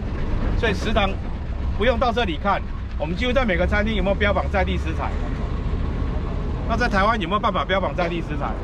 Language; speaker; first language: Chinese; native; Chinese